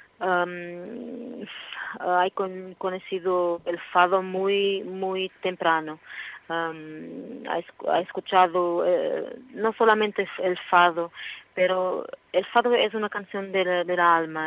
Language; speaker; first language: Spanish; non-native, learner; Portuguese